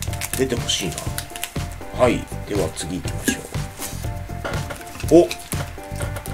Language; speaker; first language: Japanese; native; Japanese